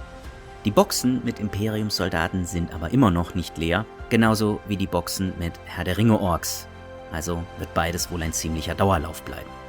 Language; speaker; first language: German; native; German